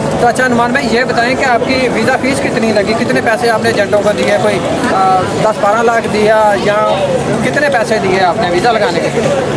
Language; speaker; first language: Urdu; non-native, local second language; Punjabi